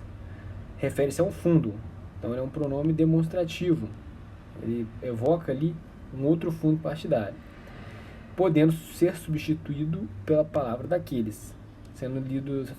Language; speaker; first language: Portuguese; native; Portuguese